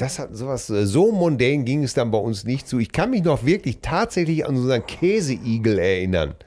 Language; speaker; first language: German; native; German